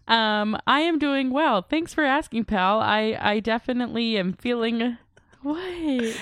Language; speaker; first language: English; native; English